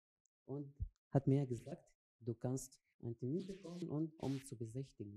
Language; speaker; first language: German; non-native, learner; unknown